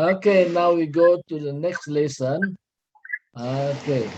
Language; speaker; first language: English; non-native, learner; Indonesian